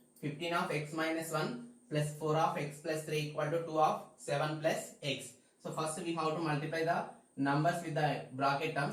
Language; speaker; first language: English; non-native, local second language; Telugu